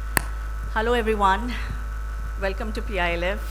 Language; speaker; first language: English; non-native, local second language; Marathi